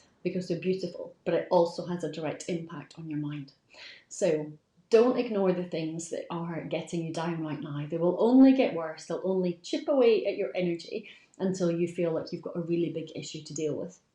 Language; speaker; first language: English; native; English